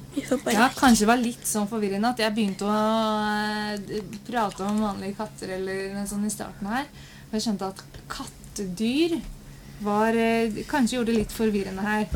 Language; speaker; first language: Norwegian; native; Norwegian